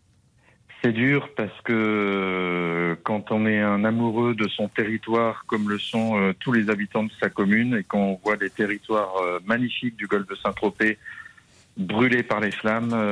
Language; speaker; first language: French; native; French